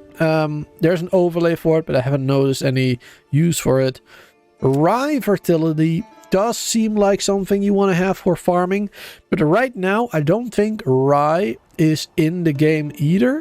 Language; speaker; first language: English; native; English